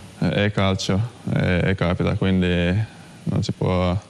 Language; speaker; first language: Italian; non-native, fluent; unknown